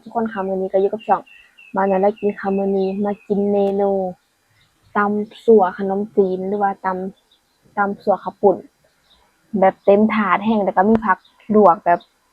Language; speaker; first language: Thai; native; Thai